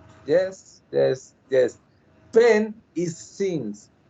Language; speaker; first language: English; non-native, learner; Spanish